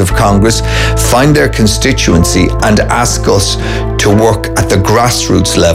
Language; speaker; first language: English; native; English